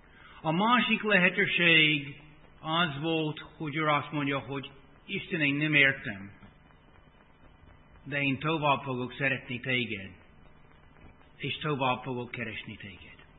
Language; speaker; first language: Hungarian; non-native, fluent; English